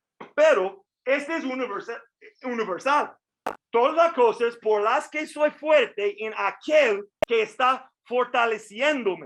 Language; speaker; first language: Spanish; non-native, fluent; English